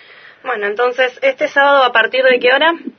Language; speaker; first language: Spanish; native; Spanish